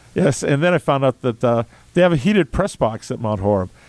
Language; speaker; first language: English; native; English